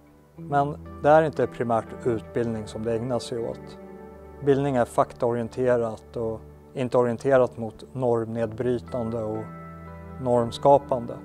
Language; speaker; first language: Swedish; native; Swedish